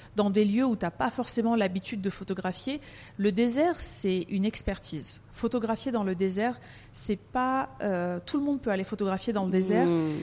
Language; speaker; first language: French; native; French